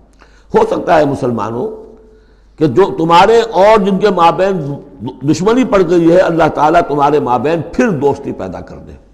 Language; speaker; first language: Urdu; native; Urdu